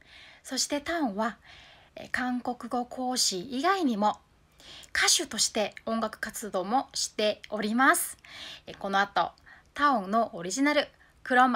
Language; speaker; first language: Japanese; non-native, fluent; Korean